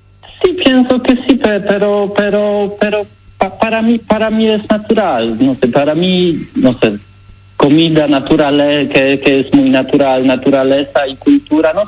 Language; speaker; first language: Spanish; non-native, learner; Polish